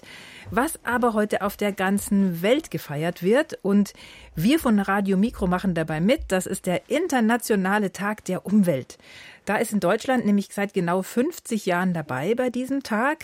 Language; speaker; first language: German; native; German